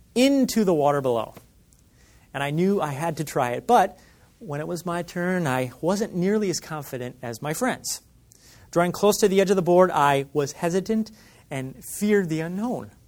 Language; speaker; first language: English; native; English